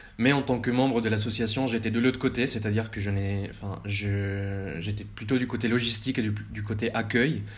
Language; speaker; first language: French; early bilingual, heritage; French